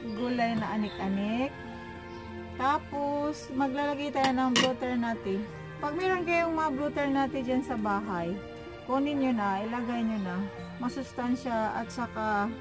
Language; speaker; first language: Filipino; non-native, local second language; Cebuano